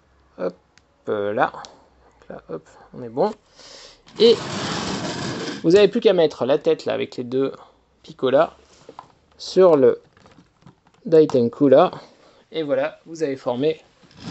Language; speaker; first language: French; native; French